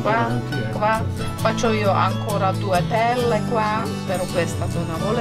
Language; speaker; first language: Italian; non-native, learner; Czech